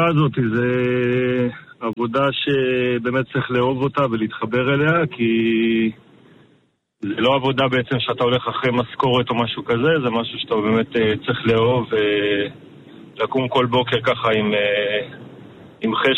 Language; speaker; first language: Hebrew; native; Hebrew